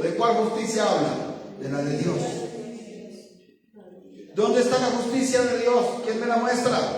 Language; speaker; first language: Spanish; native; Spanish